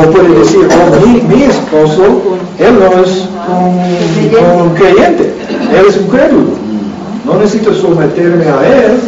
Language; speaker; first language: Spanish; non-native, learner; English